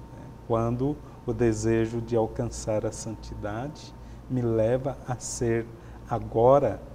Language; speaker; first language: Portuguese; native; Portuguese